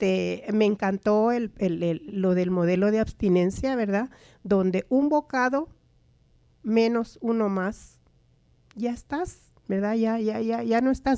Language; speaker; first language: Spanish; native; Spanish